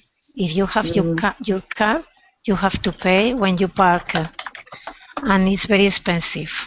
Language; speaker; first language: English; non-native, learner; Spanish